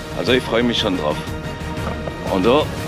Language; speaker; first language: German; non-native, fluent; French